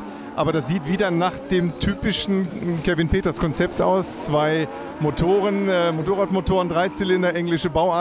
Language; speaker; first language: German; native; German